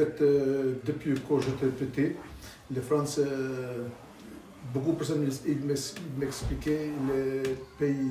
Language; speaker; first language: French; non-native, learner; Albanian